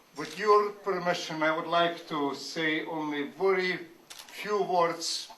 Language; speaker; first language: English; non-native, fluent; Lithuanian